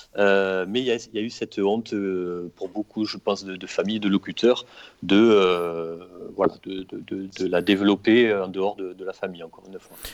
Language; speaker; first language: French; native; French